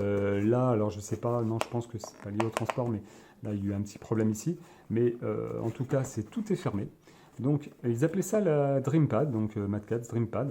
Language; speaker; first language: French; native; French